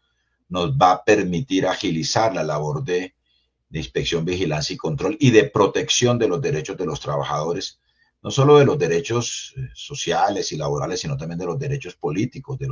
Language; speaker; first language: Spanish; native; Spanish